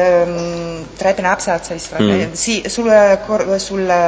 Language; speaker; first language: German; non-native, local second language; Italian